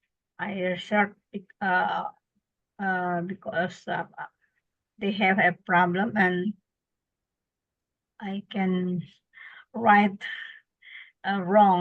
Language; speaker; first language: English; non-native, learner; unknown